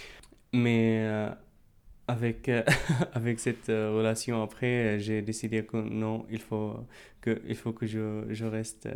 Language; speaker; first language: French; non-native, fluent; Arabic